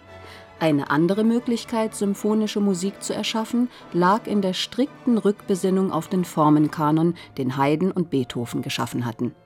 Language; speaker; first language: German; native; German